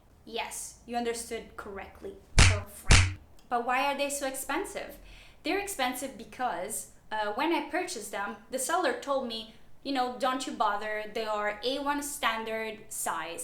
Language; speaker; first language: English; non-native, fluent; Italian